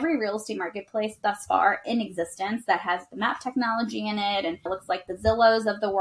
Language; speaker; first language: English; native; English